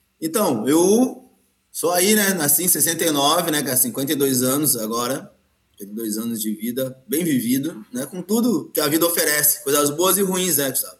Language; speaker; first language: Portuguese; native; Portuguese